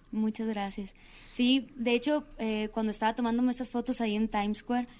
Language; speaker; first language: Spanish; native; Spanish